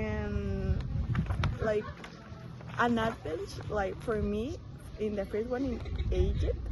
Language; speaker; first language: English; non-native, learner; Spanish